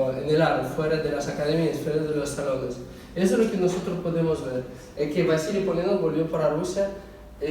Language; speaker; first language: Spanish; non-native, fluent; Russian